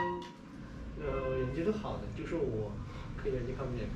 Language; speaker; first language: Chinese; native; Chinese